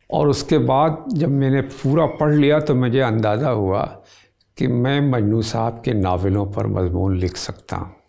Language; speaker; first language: Urdu; native; Urdu